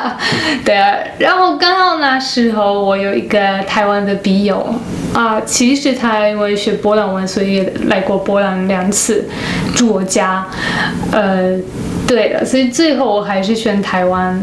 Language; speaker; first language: Chinese; non-native, fluent; Polish